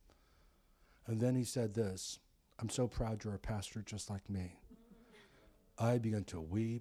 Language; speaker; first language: English; native; English